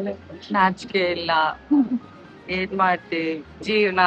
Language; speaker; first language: Kannada; non-native, learner; Telugu